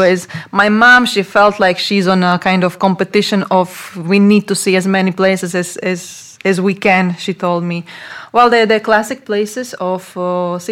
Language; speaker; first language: English; non-native, fluent; Latvian